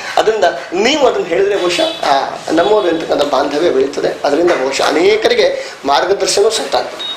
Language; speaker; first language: Kannada; native; Kannada